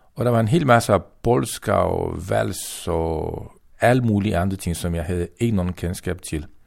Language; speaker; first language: Danish; non-native, fluent; Romanian